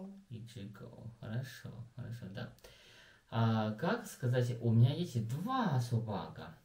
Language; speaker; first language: Russian; non-native, learner; Chinese